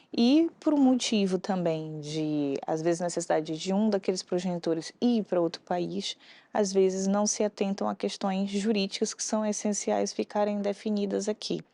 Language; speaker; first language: Portuguese; native; Portuguese